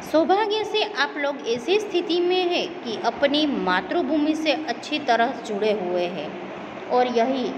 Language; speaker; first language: Hindi; non-native, local second language; Gujarati